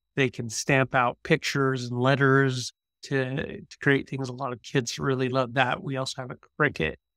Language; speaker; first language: English; native; English